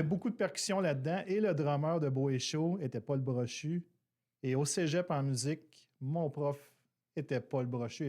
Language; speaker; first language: French; native; French